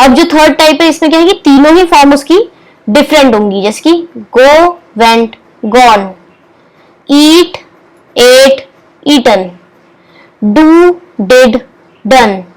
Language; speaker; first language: Hindi; native; Hindi